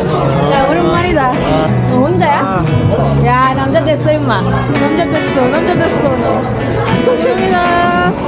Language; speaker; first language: Korean; non-native, learner; Filipino